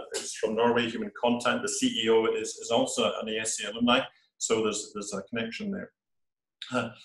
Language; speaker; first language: English; native; English